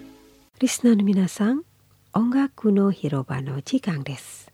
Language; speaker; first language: Japanese; non-native, fluent; Indonesian